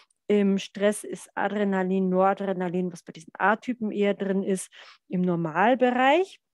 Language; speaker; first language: German; native; German